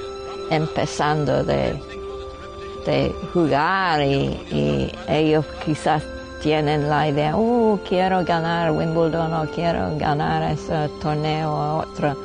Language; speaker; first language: Spanish; non-native, learner; English